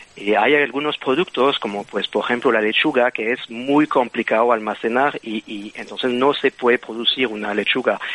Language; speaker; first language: Spanish; non-native, fluent; French